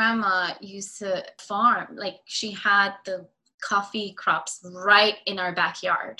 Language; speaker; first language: English; native; English